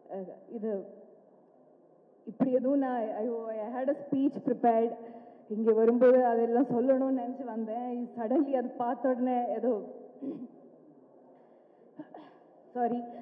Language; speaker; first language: Tamil; non-native, local second language; Malayalam